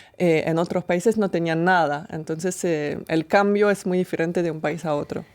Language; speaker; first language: Spanish; non-native, fluent; French